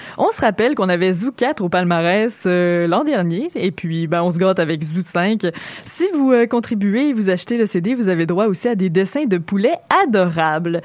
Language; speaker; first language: French; native; French